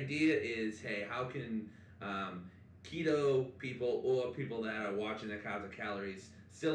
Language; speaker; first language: English; native; English